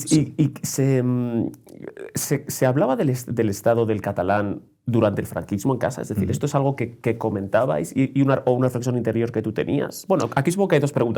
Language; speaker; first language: Spanish; native; Spanish